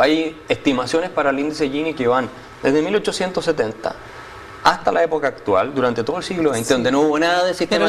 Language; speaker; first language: Spanish; native; Spanish